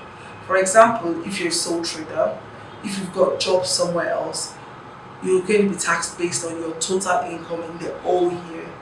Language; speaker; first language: English; non-native, local second language; Yoruba